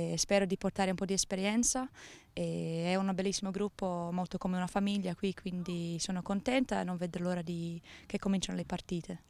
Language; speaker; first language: Italian; non-native, fluent; English